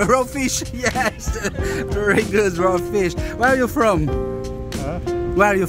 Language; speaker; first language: English; non-native, fluent; French